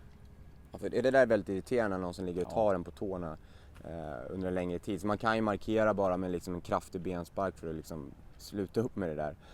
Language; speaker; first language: Swedish; native; Swedish